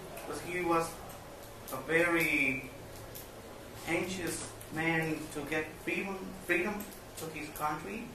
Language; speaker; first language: English; non-native, learner; Spanish